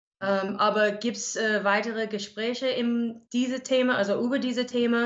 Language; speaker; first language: German; non-native, learner; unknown